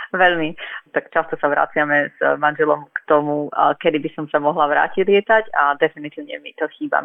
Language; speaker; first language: Slovak; native; Slovak